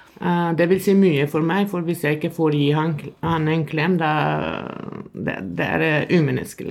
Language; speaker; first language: Norwegian; non-native, fluent; Albanian